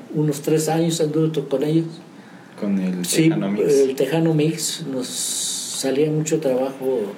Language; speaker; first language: Spanish; native; Spanish